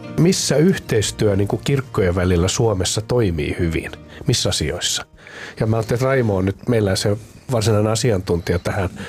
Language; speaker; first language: Finnish; native; Finnish